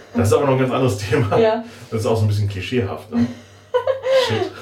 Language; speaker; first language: German; native; German